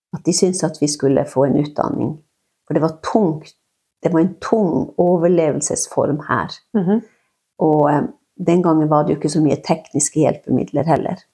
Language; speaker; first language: Norwegian; non-native, local second language; Northern Sami